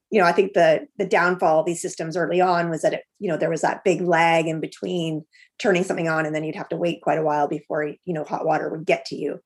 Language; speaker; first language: English; native; English